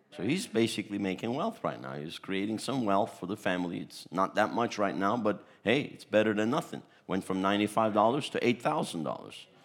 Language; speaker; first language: English; early bilingual, other home language; Turkish